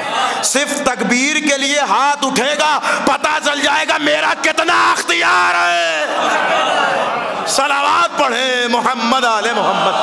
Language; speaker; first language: Urdu; native; Urdu